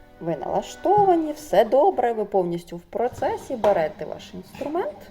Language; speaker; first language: Ukrainian; non-native, local second language; Russian